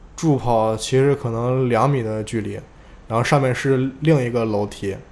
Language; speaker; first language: Chinese; native; Chinese